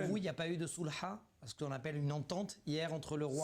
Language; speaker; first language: French; native; French